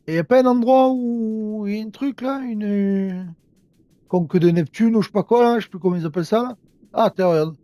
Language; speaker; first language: French; native; French